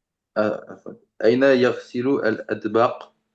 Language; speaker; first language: Arabic; non-native, learner; French